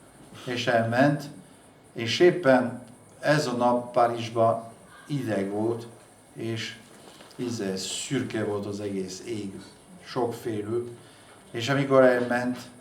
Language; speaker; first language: Hungarian; non-native, fluent; French